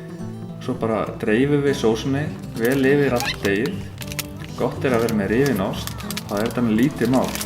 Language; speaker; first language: Icelandic; native; Icelandic